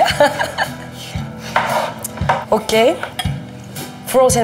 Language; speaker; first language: Dutch; non-native, fluent; Icelandic